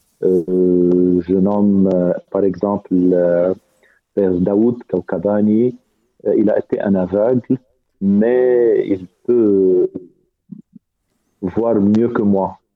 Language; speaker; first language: French; non-native, fluent; Arabic